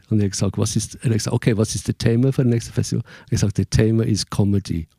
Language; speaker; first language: German; non-native, fluent; English